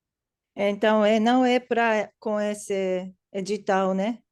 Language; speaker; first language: Portuguese; non-native, learner; English